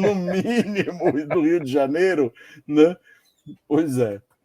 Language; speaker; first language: Portuguese; native; Portuguese